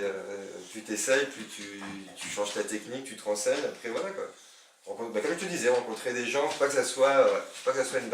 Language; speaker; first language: French; native; French